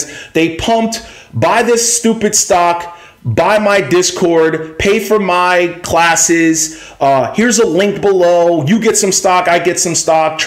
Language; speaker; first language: English; native; English